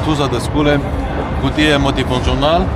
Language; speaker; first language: Romanian; non-native, learner; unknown